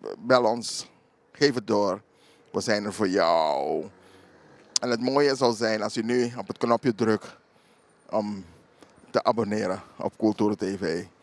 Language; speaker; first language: Dutch; native; Dutch